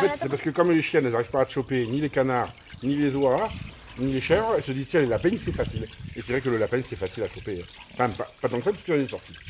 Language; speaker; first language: French; native; French